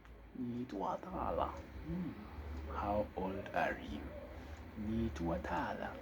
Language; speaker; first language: Chinese; non-native, learner; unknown